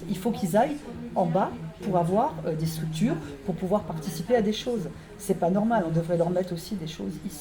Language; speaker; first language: French; native; French